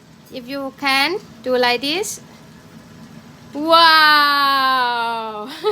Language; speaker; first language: English; non-native, learner; Thai